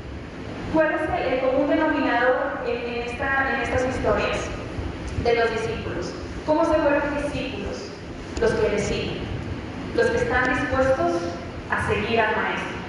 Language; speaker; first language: Spanish; native; Spanish